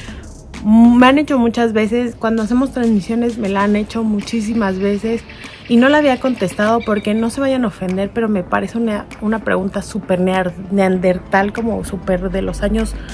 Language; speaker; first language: Spanish; native; Spanish